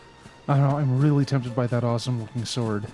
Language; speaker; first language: English; native; English